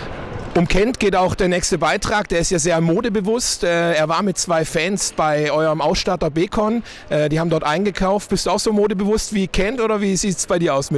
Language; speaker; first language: German; native; German